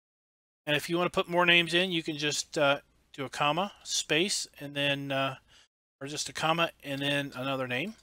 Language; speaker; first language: English; native; English